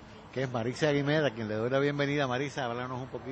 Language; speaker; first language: Spanish; native; Spanish